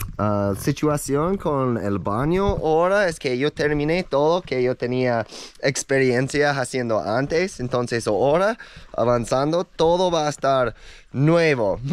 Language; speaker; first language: Spanish; non-native, fluent; English